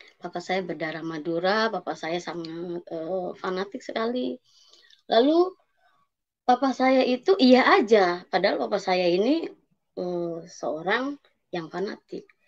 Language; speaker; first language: Indonesian; native; Indonesian